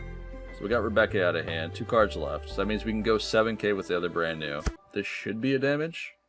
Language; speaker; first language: English; native; English